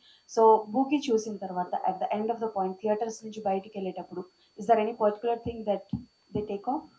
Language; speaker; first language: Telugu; native; Telugu